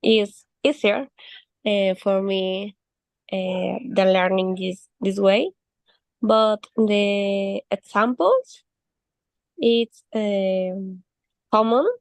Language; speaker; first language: English; non-native, learner; Spanish